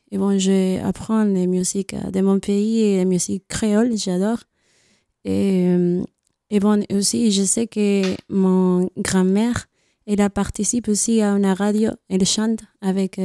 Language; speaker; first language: French; non-native, learner; Spanish